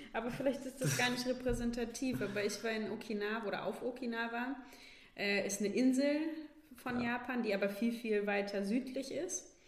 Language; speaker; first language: German; native; German